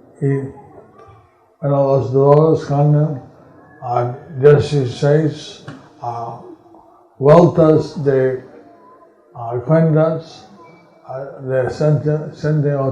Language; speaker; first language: Spanish; non-native, learner; English